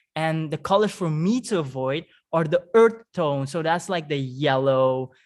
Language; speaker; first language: English; non-native, fluent; Dutch